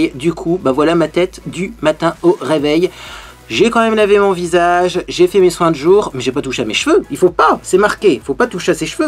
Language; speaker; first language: French; native; French